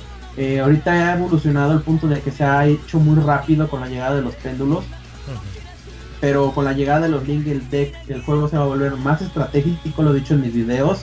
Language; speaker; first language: Spanish; native; Spanish